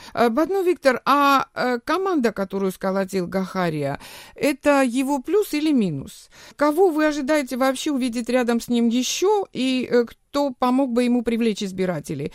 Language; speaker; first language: Russian; non-native, local second language; Georgian